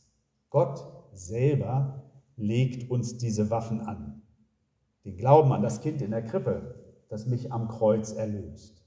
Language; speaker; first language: German; native; German